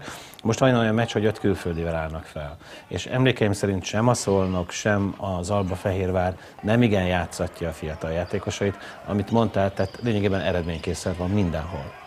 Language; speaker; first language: Hungarian; native; Hungarian